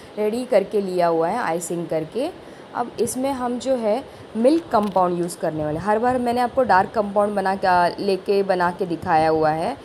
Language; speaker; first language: Hindi; non-native, local second language; Marathi